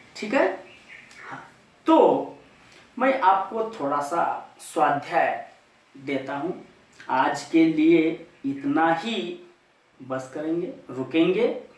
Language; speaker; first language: Hindi; non-native, local second language; Marathi